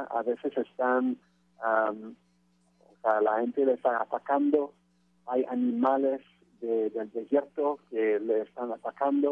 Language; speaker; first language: Spanish; non-native, fluent; French